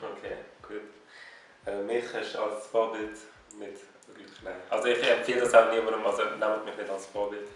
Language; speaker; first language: German; native; German